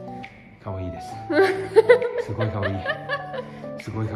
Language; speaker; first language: Japanese; non-native, learner; Thai